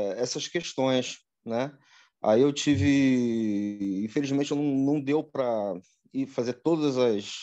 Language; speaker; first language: Portuguese; native; Portuguese